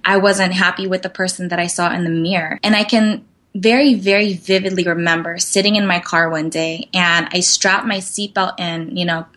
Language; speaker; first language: English; native; English